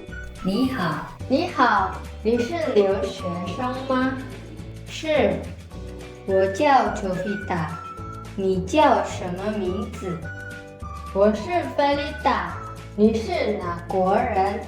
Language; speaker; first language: Chinese; non-native, fluent; Indonesian